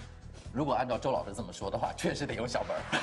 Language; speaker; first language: Chinese; native; Chinese